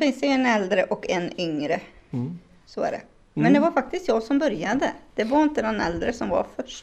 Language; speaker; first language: Swedish; native; Swedish